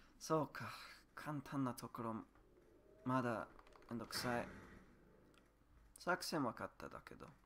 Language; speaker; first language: Japanese; non-native, learner; English